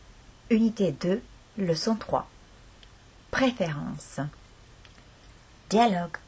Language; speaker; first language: French; non-native, fluent; Estonian